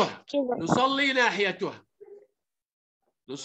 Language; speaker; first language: Arabic; native; Arabic